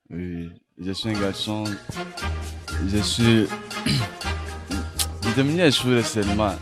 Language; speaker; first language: French; non-native, learner; Rundi